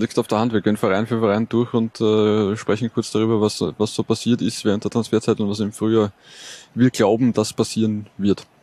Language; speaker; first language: German; native; German